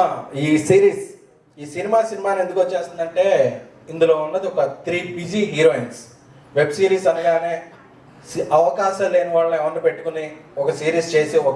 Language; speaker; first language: Telugu; native; Telugu